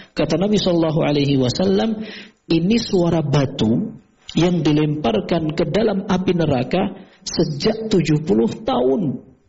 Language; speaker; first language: Indonesian; native; Indonesian